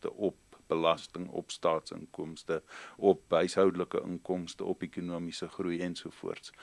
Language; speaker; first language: Afrikaans; native; Afrikaans